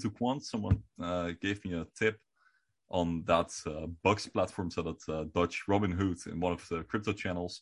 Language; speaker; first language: English; non-native, fluent; Dutch